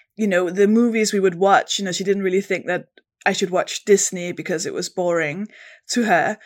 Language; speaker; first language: English; non-native, fluent; Danish